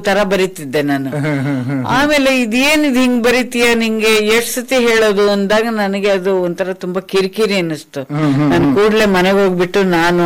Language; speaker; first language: Kannada; non-native, local second language; Konkani